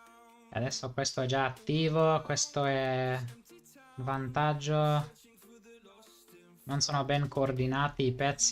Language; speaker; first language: Italian; non-native, fluent; English